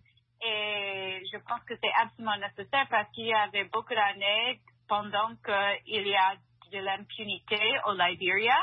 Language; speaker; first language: French; non-native, fluent; English